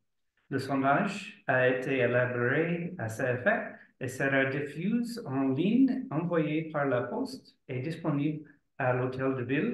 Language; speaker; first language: French; non-native, learner; English